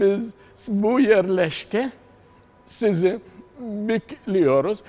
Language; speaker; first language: Turkish; non-native, learner; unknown